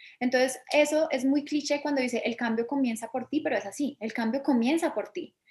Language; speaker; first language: Spanish; early bilingual, other home language; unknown